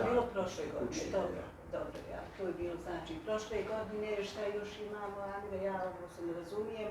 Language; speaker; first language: Bosnian; native; Bosnian